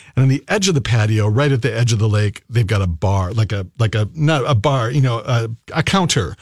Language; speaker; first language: English; native; English